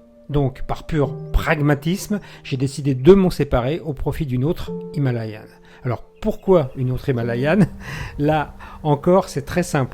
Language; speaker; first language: French; native; French